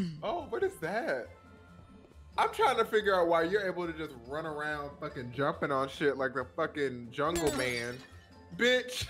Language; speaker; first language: English; native; English